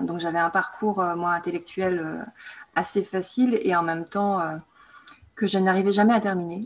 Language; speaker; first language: French; native; French